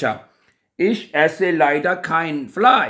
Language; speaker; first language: German; non-native, learner; Urdu